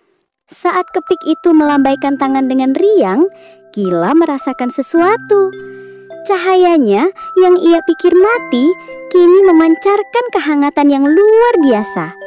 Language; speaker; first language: Indonesian; native; Indonesian